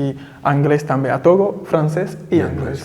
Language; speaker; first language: Catalan; non-native, fluent; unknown